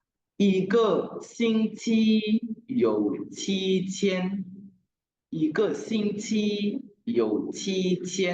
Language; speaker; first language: Chinese; non-native, fluent; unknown